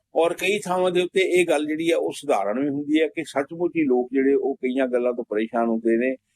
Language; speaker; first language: Punjabi; native; Punjabi